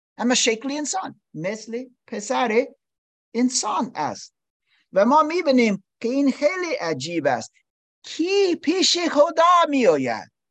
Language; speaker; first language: Persian; non-native, learner; English